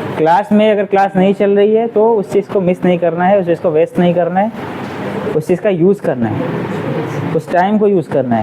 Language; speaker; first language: Hindi; native; Hindi